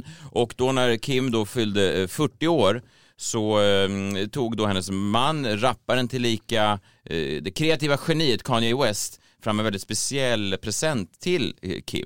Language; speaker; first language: Swedish; native; Swedish